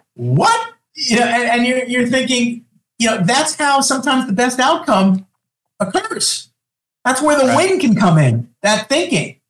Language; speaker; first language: English; native; English